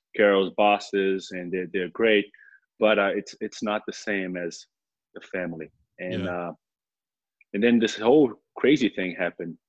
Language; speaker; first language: English; non-native, fluent; Portuguese